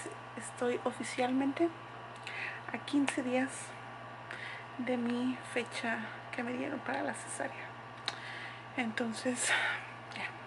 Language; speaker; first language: Spanish; native; Spanish